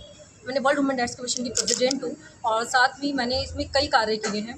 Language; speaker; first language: Hindi; native; Hindi